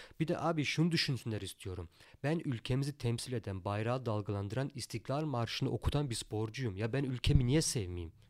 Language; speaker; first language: Turkish; early bilingual, heritage; Turkish